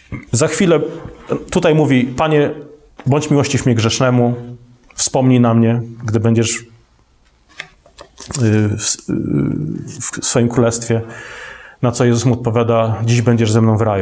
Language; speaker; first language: Polish; native; Polish